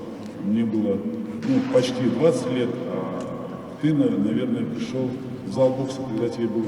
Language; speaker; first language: Russian; native; Russian